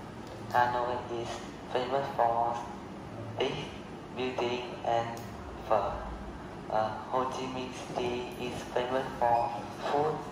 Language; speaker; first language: English; non-native, learner; Vietnamese